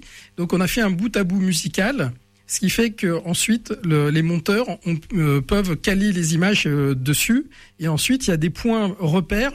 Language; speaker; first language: French; native; French